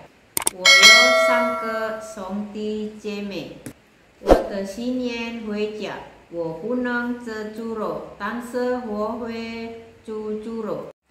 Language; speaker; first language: Chinese; non-native, learner; Indonesian